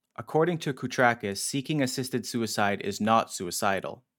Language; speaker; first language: English; native; English